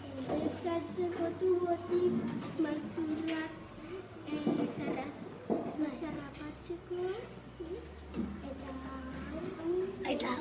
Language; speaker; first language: Basque; non-native, local second language; Spanish